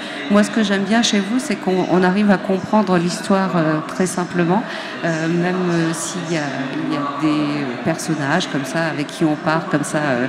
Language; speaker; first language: French; native; French